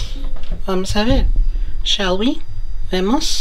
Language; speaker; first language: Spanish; early bilingual, heritage; Spanish